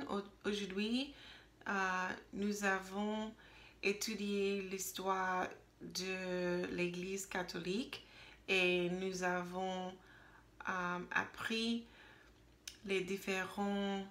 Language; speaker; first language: French; non-native, learner; English